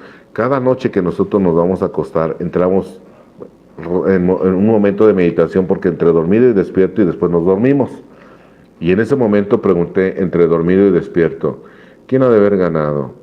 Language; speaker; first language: Spanish; native; Spanish